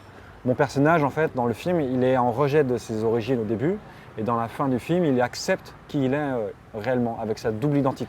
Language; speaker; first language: French; early bilingual, other home language; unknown